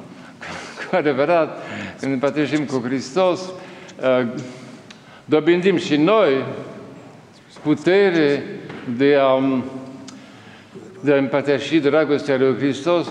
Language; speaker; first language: Romanian; non-native, learner; French